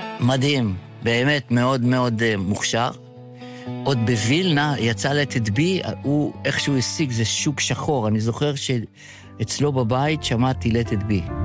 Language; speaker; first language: Hebrew; early bilingual, other home language; Yiddish